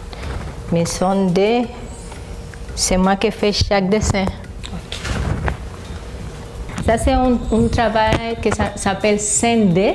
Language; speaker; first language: French; non-native, fluent; Spanish